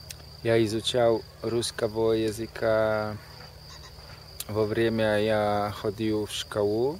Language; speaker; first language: Russian; non-native, learner; Polish